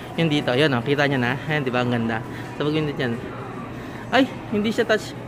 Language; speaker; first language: Filipino; native; Filipino